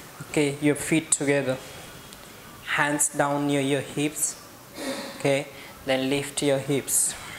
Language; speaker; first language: English; non-native, local second language; Hindi